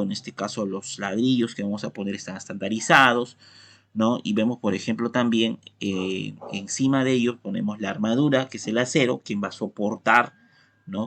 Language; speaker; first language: Spanish; native; Spanish